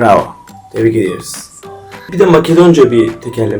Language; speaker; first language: Turkish; native; Turkish